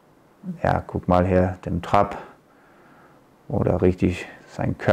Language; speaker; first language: German; non-native, fluent; Danish